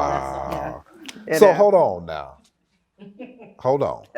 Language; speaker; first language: English; native; English